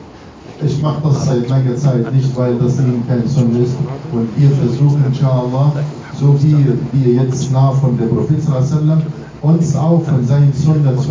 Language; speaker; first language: German; non-native, fluent; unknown